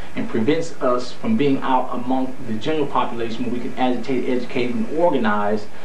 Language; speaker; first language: English; native; English